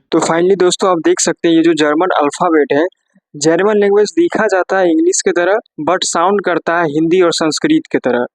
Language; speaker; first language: Hindi; native; Hindi